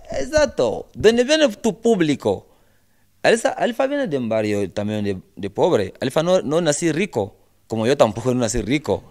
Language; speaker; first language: Spanish; non-native, learner; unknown